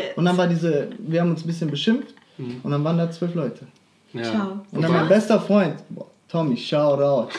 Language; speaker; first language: German; native; German